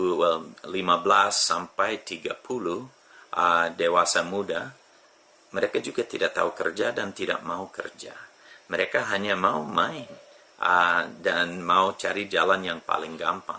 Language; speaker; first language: Indonesian; non-native, fluent; English